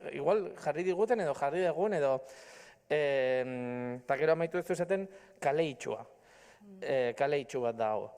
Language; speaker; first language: Basque; native; Basque